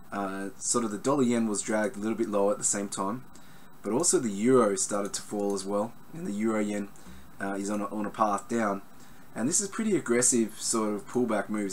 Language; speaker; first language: English; native; English